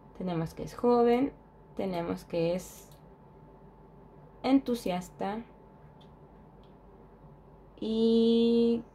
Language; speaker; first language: Spanish; native; Spanish